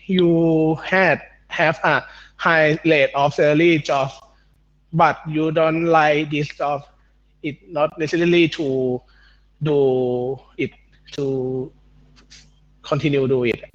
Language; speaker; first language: English; non-native, learner; Thai